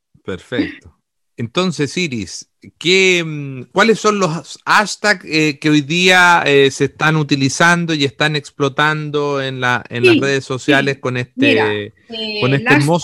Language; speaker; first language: Spanish; native; Spanish